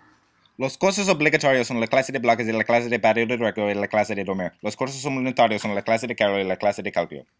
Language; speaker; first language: Spanish; non-native, learner; English